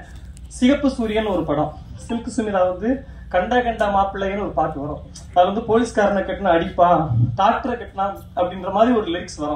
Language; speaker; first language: Tamil; native; Tamil